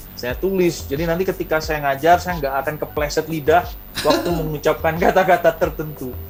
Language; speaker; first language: Indonesian; native; Indonesian